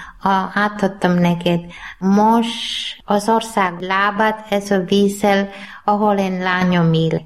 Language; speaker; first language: Hungarian; non-native, learner; Malayalam